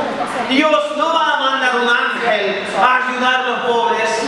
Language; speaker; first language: Spanish; non-native, fluent; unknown